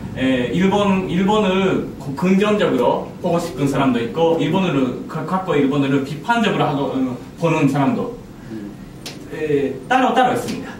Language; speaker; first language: Korean; non-native, learner; Japanese